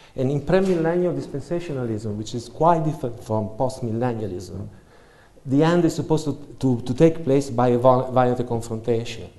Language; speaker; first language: English; non-native, fluent; Italian